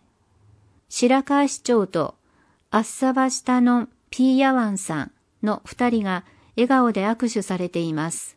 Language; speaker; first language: Japanese; native; Japanese